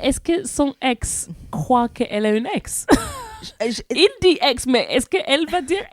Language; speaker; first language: French; non-native, learner; English